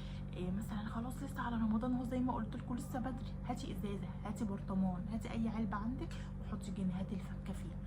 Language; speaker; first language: Arabic; native; Arabic